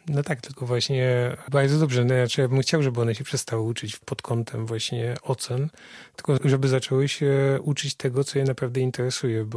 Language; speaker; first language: Polish; native; Polish